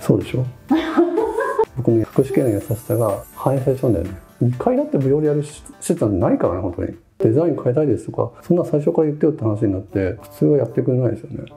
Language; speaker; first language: Japanese; native; Japanese